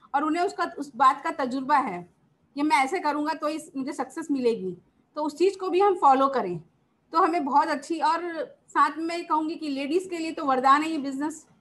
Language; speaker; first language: Hindi; native; Hindi